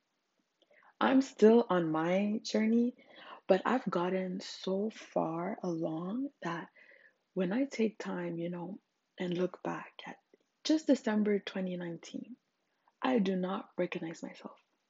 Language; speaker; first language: English; non-native, local second language; Shona